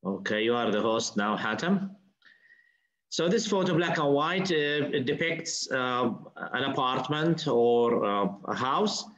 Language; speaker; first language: English; non-native, fluent; Arabic